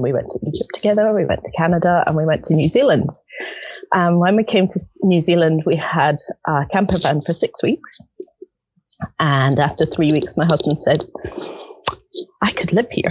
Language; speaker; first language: English; native; English